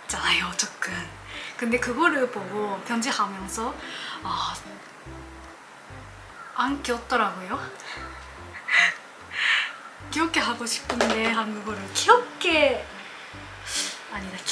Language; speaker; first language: Korean; non-native, learner; Japanese